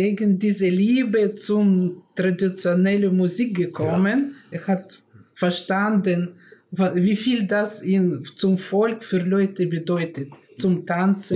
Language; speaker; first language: German; non-native, learner; Russian